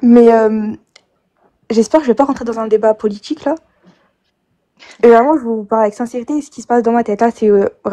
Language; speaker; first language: French; native; French